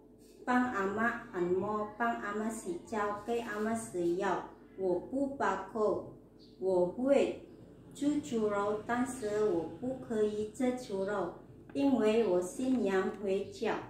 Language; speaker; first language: Chinese; non-native, learner; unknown